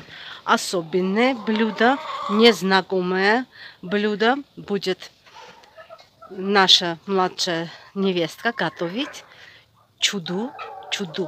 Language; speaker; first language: Russian; non-native, fluent; Armenian